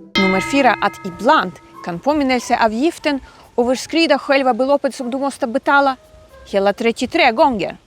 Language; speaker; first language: Swedish; non-native, fluent; Ukrainian